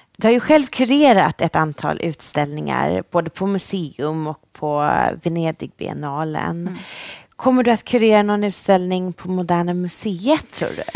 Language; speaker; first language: Swedish; native; Swedish